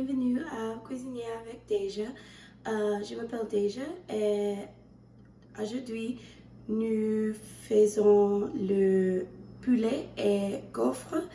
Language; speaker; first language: French; non-native, learner; English